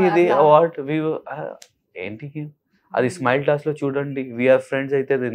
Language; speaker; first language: Telugu; non-native, local second language; Hindi